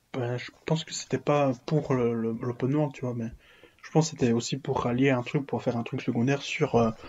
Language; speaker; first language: French; native; French